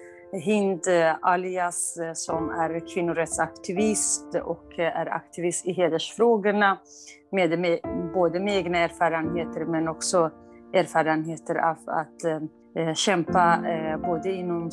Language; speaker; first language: Swedish; non-native, fluent; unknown